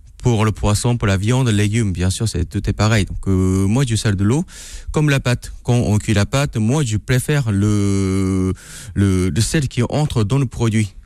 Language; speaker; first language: French; non-native, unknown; Japanese